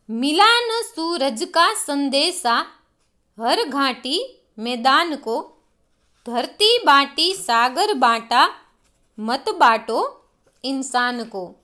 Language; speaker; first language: Hindi; non-native, local second language; Gujarati